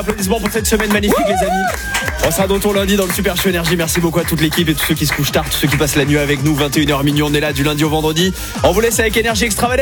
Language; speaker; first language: French; native; French